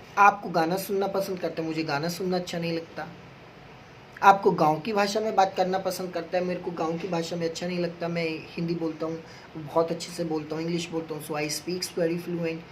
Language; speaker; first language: Hindi; native; Hindi